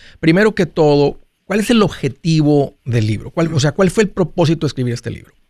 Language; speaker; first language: Spanish; early bilingual, heritage; Spanish